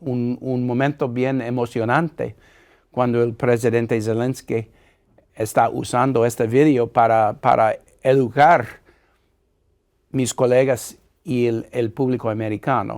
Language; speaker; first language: Spanish; non-native, fluent; English